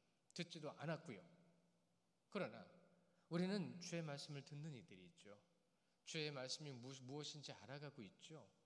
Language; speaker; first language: Korean; native; Korean